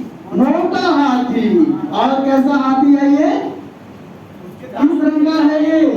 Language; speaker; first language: Hindi; native; Hindi